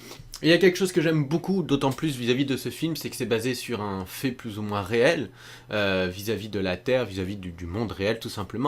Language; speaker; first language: French; native; French